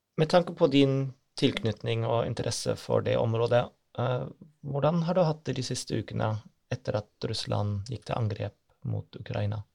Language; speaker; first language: Norwegian; non-native, fluent; German